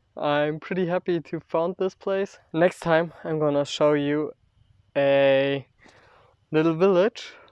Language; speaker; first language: English; non-native, fluent; German